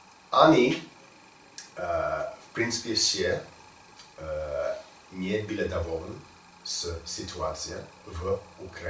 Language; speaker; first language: Russian; non-native, learner; English